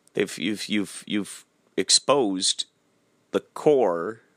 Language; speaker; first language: English; native; English